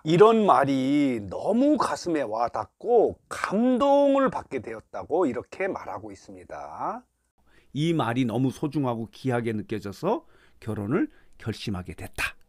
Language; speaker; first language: Korean; native; Korean